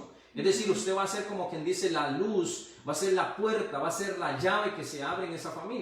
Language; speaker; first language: Spanish; native; Spanish